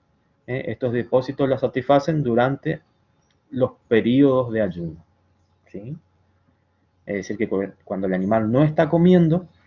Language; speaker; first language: Spanish; native; Spanish